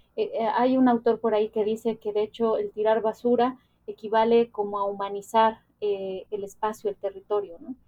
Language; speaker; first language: Spanish; native; Spanish